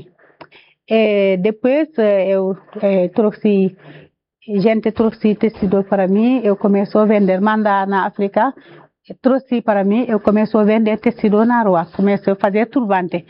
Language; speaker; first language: Portuguese; non-native, learner; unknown